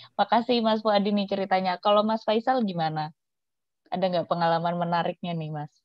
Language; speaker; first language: Indonesian; native; Indonesian